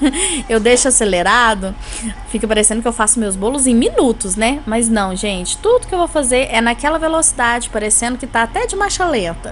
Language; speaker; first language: Portuguese; native; Portuguese